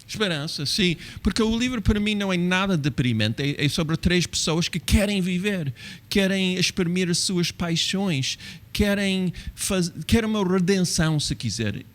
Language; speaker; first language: Portuguese; non-native, fluent; English